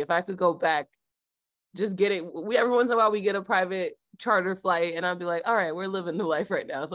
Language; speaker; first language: English; native; English